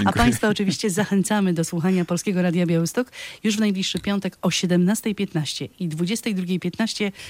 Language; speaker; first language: Polish; native; Polish